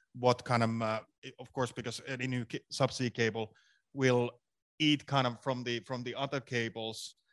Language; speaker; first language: English; non-native, fluent; Finnish